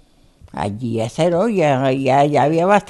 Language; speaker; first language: Spanish; native; Spanish